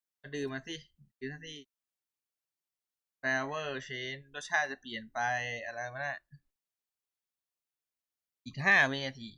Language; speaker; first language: Thai; native; Thai